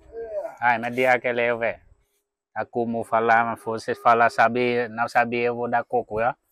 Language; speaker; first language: Portuguese; non-native, learner; Vietnamese